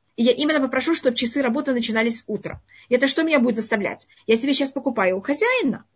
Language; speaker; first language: Russian; early bilingual, heritage; Russian